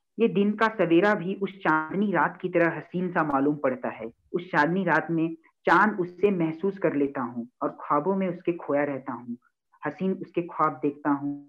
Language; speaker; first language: Hindi; native; Hindi